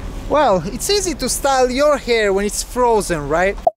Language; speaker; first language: English; non-native, fluent; Italian